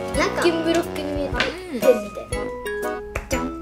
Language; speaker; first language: Japanese; native; Japanese